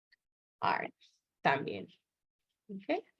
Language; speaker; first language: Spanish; non-native, fluent; English